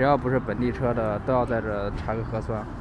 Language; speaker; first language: Chinese; native; Chinese